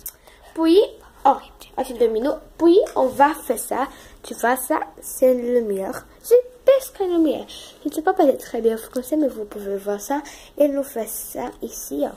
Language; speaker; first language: French; non-native, learner; Portuguese